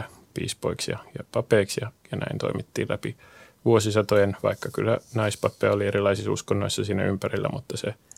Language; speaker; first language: Finnish; native; Finnish